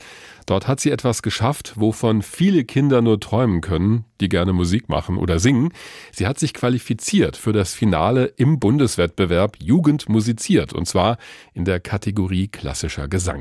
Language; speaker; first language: German; native; German